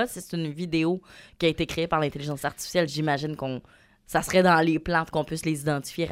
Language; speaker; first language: French; native; French